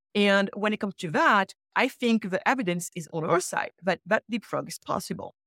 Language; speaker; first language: English; early bilingual, other home language; Wolof